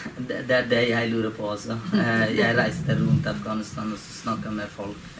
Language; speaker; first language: Norwegian; non-native, fluent; Persian